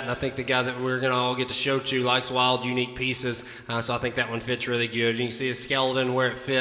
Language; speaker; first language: English; native; English